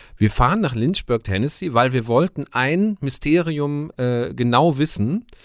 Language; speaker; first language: German; native; German